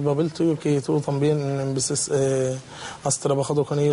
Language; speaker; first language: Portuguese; non-native, learner; Spanish